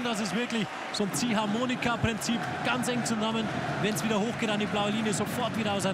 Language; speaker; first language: German; native; German